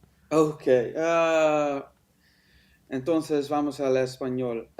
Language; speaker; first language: Spanish; non-native, fluent; Dutch